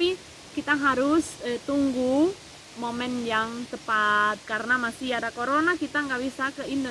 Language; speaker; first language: Indonesian; non-native, fluent; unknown